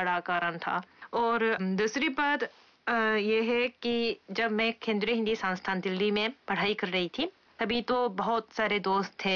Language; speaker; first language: Hindi; non-native, fluent; Japanese